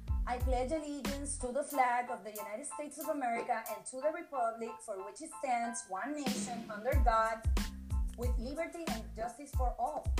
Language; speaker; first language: English; non-native, local second language; Spanish